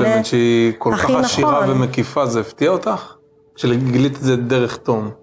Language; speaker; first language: Hebrew; native; Hebrew